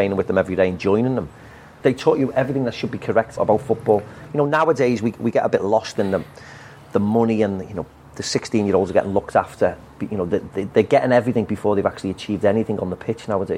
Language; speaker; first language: English; native; English